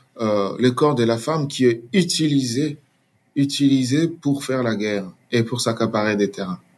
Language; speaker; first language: French; non-native, local second language; Swahili